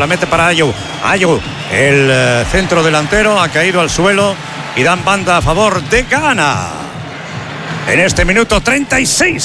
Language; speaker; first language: Spanish; native; Spanish